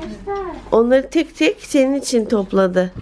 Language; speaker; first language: Turkish; native; Turkish